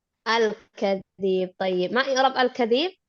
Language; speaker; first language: Arabic; non-native, fluent; Indonesian